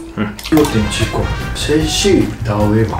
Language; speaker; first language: Chinese; non-native, learner; Japanese